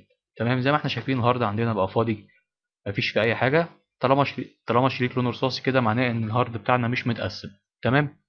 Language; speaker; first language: Arabic; native; Arabic